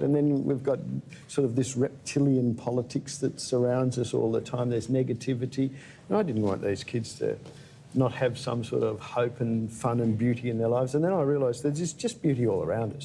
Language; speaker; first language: English; native; English